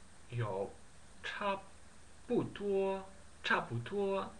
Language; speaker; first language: Chinese; non-native, learner; Dutch